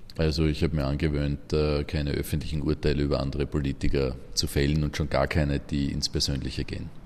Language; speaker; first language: German; native; German